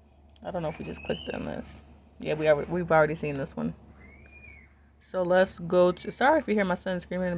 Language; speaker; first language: English; native; English